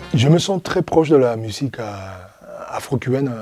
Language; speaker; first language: French; non-native, fluent; Spanish